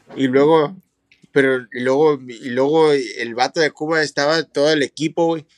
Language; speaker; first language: Spanish; early bilingual, heritage; Spanish